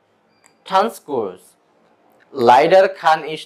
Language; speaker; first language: German; non-native, fluent; Bangla